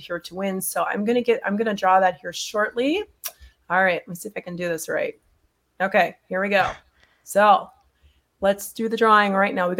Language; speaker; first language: English; native; English